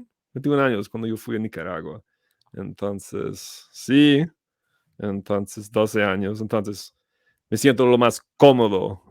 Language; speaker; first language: Spanish; non-native, fluent; English